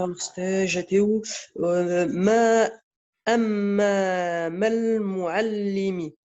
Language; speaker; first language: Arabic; non-native, learner; French